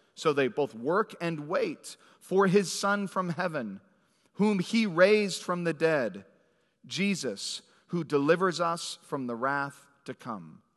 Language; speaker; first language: English; native; English